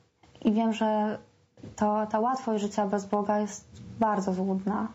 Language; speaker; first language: Polish; native; Polish